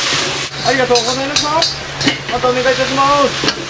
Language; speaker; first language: Japanese; native; Japanese